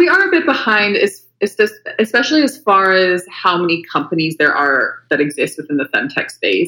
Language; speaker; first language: English; native; English